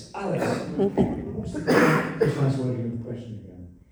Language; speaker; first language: English; native; English